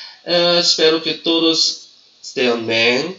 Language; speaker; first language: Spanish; non-native, fluent; Portuguese